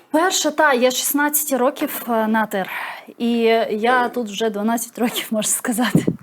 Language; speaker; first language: Ukrainian; non-native, local second language; Crimean Tatar